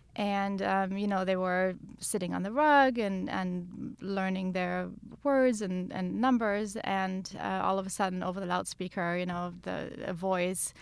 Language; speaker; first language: English; non-native, fluent; German